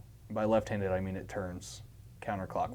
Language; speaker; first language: English; native; English